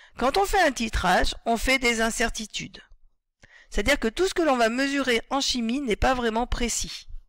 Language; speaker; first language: French; native; French